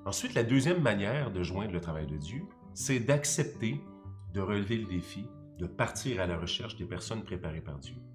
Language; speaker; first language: French; native; French